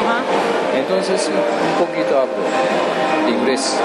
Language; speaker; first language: Spanish; non-native, learner; Japanese